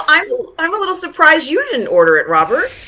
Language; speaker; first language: English; native; English